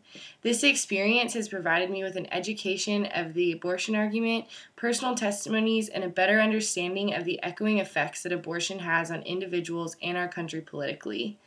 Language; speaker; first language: English; native; English